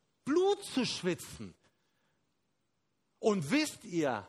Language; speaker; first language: German; non-native, fluent; Spanish